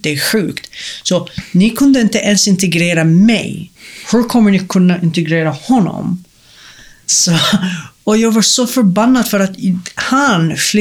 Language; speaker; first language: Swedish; non-native, fluent; Arabic